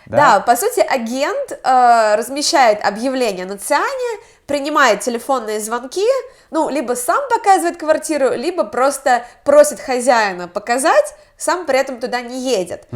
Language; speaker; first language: Russian; native; Russian